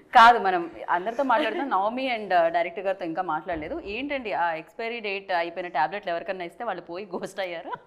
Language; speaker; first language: Telugu; native; Telugu